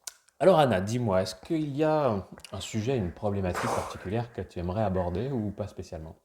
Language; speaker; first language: French; native; French